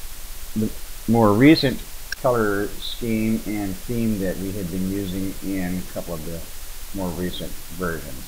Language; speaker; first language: English; native; English